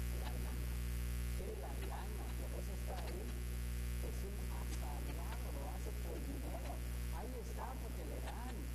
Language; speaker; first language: Spanish; non-native, fluent; English